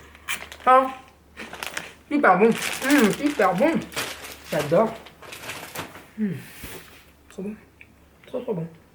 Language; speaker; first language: French; native; French